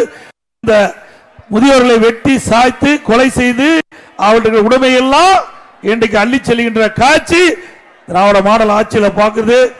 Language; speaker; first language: Tamil; native; Tamil